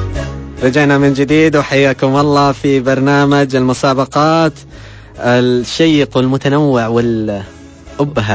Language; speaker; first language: Arabic; native; Arabic